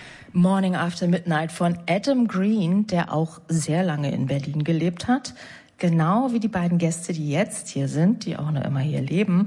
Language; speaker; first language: German; native; German